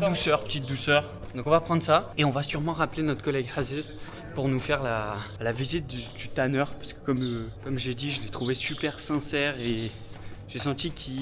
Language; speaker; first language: French; native; French